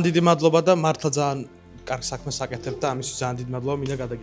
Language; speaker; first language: Georgian; native; Georgian